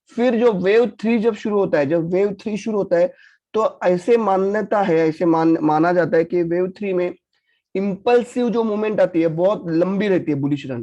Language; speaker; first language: Hindi; non-native, local second language; Marathi